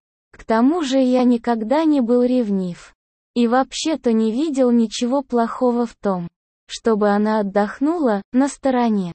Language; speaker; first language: Russian; native; Russian